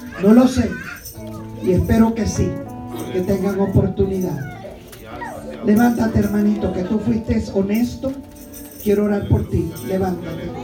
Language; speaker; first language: Spanish; native; Spanish